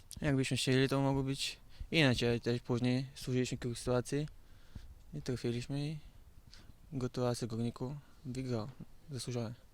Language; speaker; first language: Polish; non-native, learner; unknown